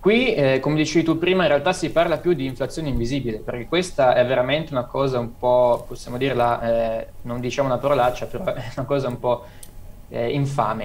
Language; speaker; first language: Italian; native; Italian